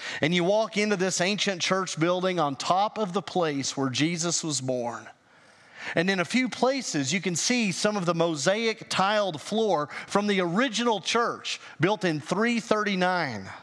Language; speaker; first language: English; native; English